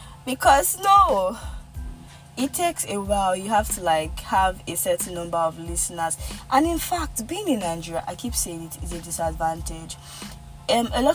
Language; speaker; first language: English; non-native, local second language; Yoruba